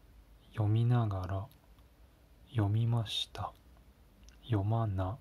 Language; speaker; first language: Japanese; non-native, learner; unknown